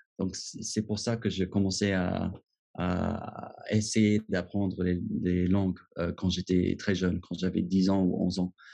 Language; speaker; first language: French; non-native, fluent; English